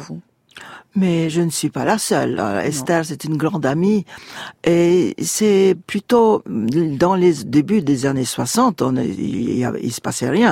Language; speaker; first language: French; non-native, fluent; Turkish